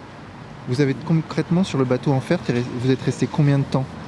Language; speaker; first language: French; native; French